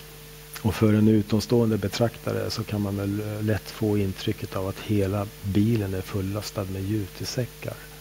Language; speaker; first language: Swedish; native; Swedish